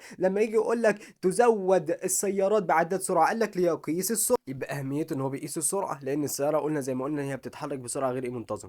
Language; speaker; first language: Arabic; native; Arabic